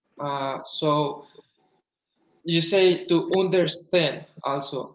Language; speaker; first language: English; non-native, fluent; Spanish